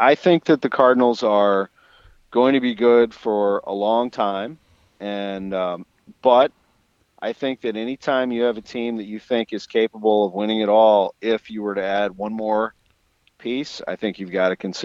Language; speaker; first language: English; native; English